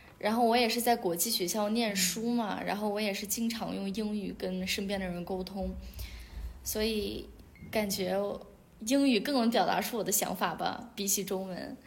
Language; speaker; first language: Chinese; non-native, local second language; Uyghur